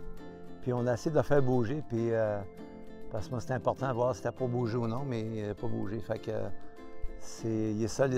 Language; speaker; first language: French; native; French